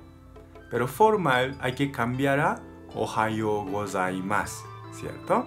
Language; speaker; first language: Spanish; non-native, learner; Japanese